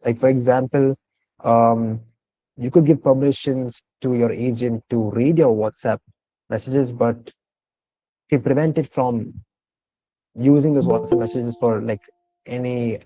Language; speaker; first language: English; non-native, local second language; Malayalam